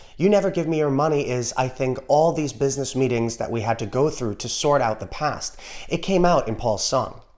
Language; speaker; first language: English; native; English